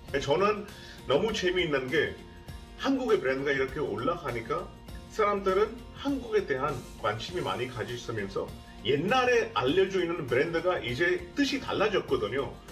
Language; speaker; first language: Korean; non-native, fluent; Hindi